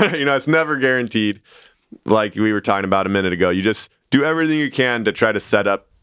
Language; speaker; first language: English; native; English